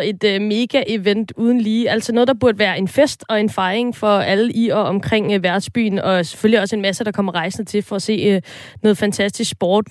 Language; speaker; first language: Danish; native; Danish